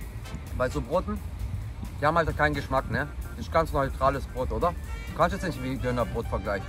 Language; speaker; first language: German; native; German